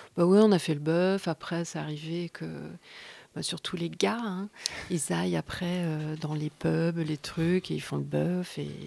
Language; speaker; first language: French; native; French